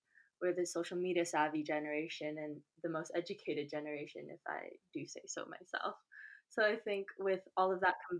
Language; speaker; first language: English; non-native, local second language; Chinese